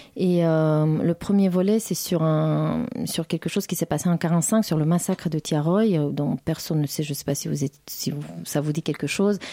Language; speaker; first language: French; non-native, fluent; Romanian